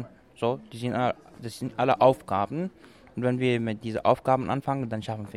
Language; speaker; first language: German; non-native, local second language; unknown